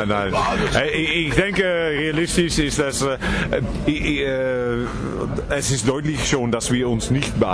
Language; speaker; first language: German; non-native, fluent; Dutch